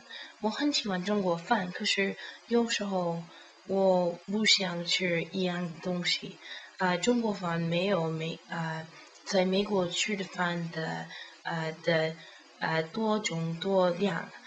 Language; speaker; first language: Chinese; non-native, learner; English